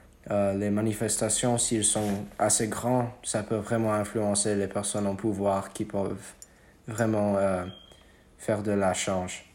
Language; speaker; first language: French; non-native, fluent; English